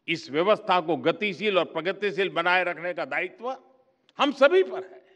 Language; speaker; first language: Hindi; non-native, local second language; Gujarati